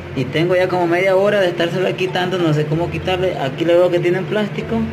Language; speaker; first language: Spanish; early bilingual, heritage; Spanish